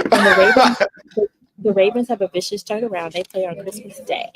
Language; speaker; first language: English; native; English